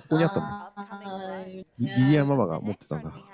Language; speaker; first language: Japanese; native; Japanese